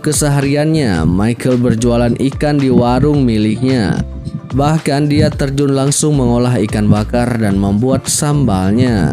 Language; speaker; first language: Indonesian; native; Indonesian